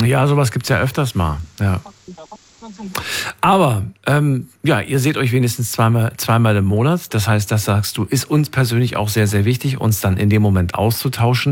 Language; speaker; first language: German; native; German